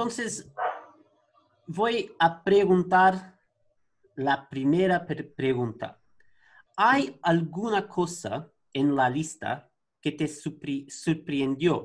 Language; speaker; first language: Spanish; non-native, learner; Portuguese